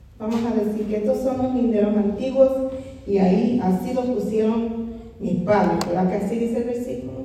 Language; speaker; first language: Spanish; non-native, fluent; English